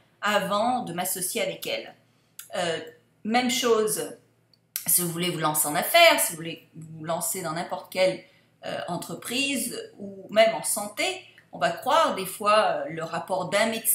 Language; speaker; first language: French; native; French